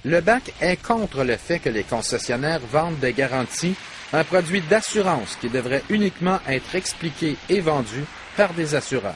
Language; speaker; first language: French; native; French